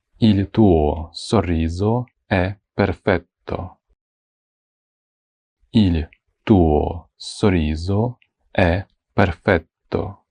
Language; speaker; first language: Italian; non-native, fluent; Ukrainian